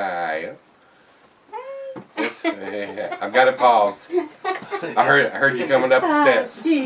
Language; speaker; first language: English; native; English